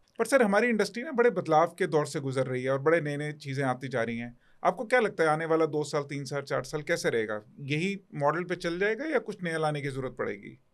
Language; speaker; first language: Hindi; native; Hindi